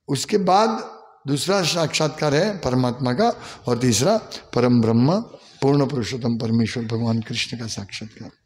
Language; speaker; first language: Hindi; non-native, local second language; Gujarati